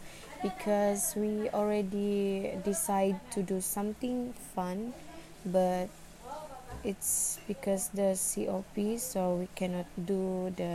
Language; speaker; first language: English; non-native, learner; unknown